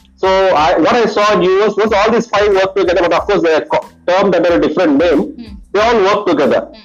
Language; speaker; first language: English; non-native, local second language; Tamil